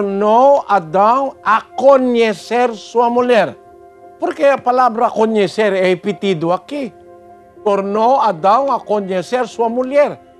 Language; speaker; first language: Portuguese; non-native, learner; Filipino